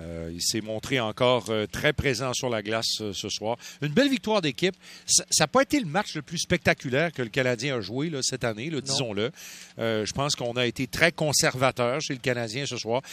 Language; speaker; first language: French; native; French